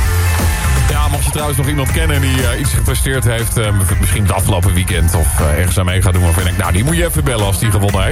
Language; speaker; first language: Dutch; native; Dutch